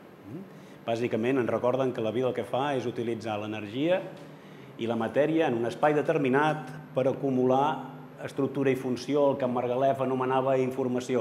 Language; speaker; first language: Catalan; native; Catalan